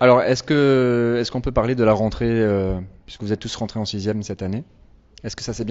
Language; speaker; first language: French; native; French